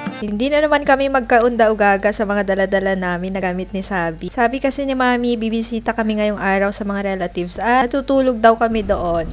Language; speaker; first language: Filipino; native; Filipino